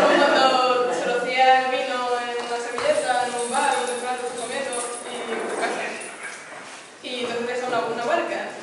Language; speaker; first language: Spanish; native; Spanish